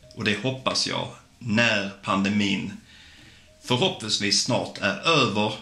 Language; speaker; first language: Swedish; native; Swedish